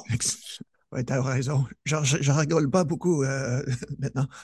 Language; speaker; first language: French; non-native, fluent; English